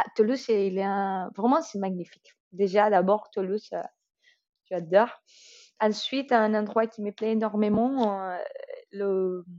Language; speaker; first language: French; non-native, fluent; Spanish